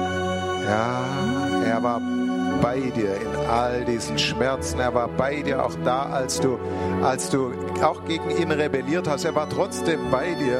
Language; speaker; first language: German; native; German